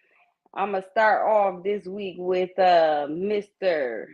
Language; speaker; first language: English; native; English